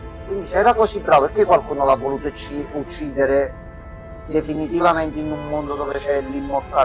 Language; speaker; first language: Italian; native; Italian